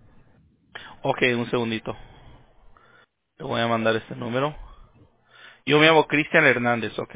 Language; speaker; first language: Spanish; early bilingual, heritage; Spanish